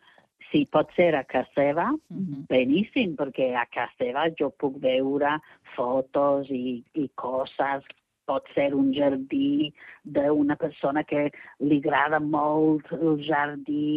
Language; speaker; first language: Catalan; non-native, fluent; English